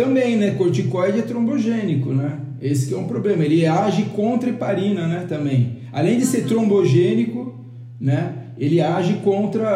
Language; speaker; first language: Portuguese; native; Portuguese